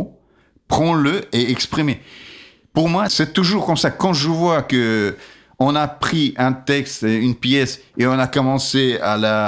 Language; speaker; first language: French; non-native, fluent; Russian